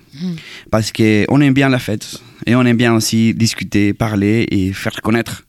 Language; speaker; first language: French; non-native, fluent; Spanish